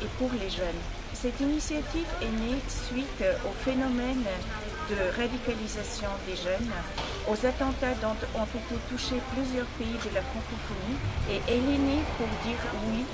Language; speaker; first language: French; non-native, fluent; Bulgarian